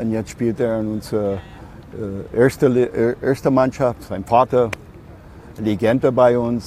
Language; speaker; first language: German; non-native, learner; English